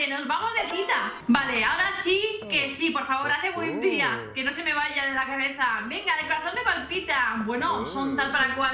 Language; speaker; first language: Spanish; native; Spanish